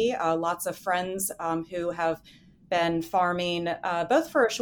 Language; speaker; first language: English; native; English